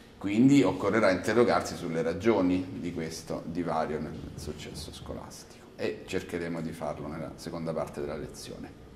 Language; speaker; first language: Italian; native; Italian